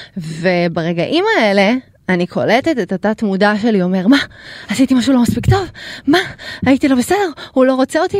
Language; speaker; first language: Hebrew; early bilingual, other home language; Russian